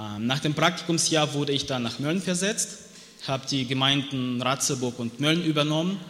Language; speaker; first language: German; non-native, fluent; Russian